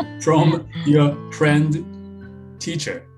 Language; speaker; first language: English; non-native, fluent; Japanese